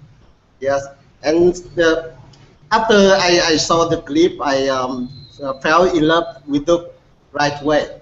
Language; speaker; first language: English; non-native, learner; Vietnamese